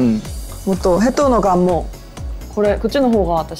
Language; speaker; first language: Japanese; non-native, fluent; Korean